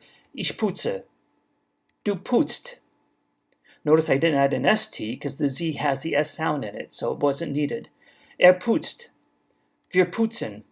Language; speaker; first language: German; non-native, fluent; English